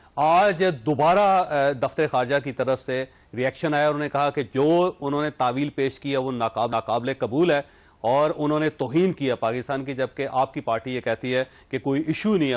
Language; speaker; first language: Urdu; non-native, local second language; Punjabi